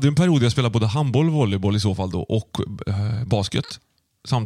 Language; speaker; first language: Swedish; native; Swedish